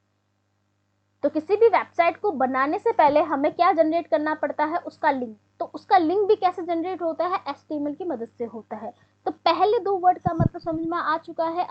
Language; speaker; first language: Hindi; native; Hindi